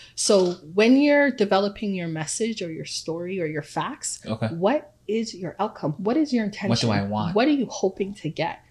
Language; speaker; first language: English; early bilingual, other home language; Akan